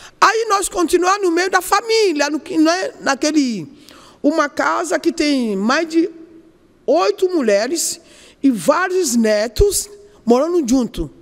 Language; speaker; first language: Portuguese; non-native, learner; Yoruba